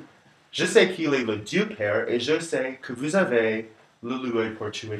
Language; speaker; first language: French; non-native, learner; English